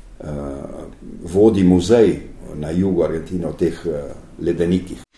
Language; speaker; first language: Slovenian; early bilingual, heritage; Slovenian